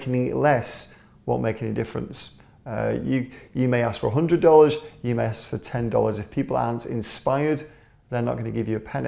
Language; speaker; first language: English; native; English